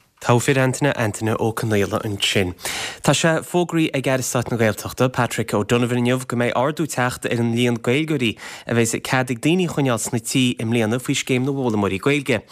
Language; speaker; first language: Irish; native; Irish